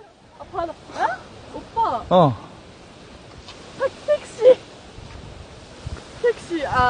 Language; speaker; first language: Korean; non-native, learner; Japanese